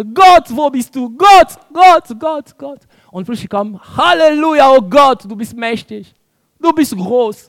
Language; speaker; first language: German; non-native, fluent; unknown